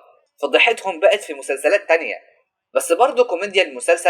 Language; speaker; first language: Arabic; native; Arabic